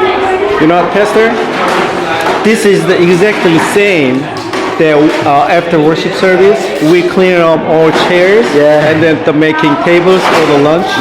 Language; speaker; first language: English; non-native, fluent; Korean